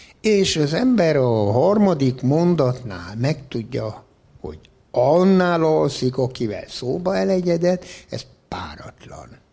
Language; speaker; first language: Hungarian; native; Hungarian